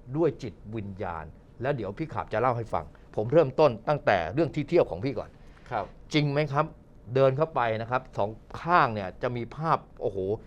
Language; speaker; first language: Thai; native; Thai